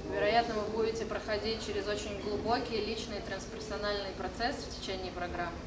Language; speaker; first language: Russian; native; Russian